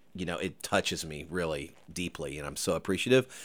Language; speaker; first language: English; native; English